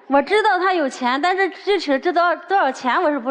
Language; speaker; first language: Chinese; native; Chinese